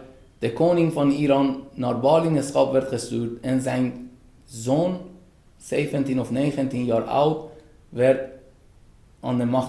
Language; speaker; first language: Dutch; non-native, fluent; Persian